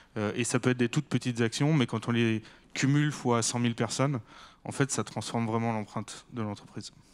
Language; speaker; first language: French; native; French